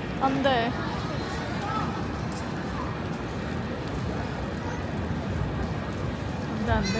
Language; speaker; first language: Korean; non-native, fluent; Turkish